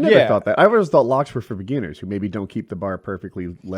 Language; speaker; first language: English; native; English